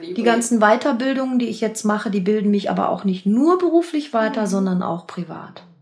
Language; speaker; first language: German; native; German